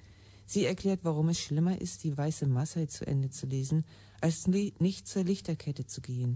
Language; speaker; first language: German; native; German